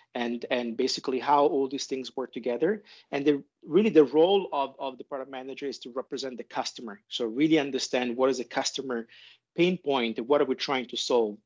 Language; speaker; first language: English; non-native, fluent; Italian